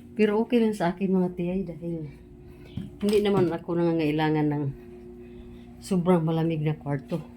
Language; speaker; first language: Filipino; non-native, local second language; Cebuano